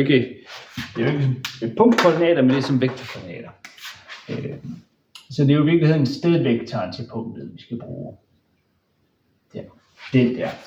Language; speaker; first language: Danish; native; Danish